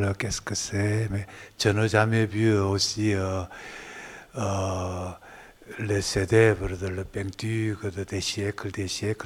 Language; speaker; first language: French; non-native, learner; Korean